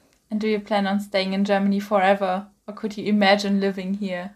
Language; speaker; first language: English; non-native, fluent; German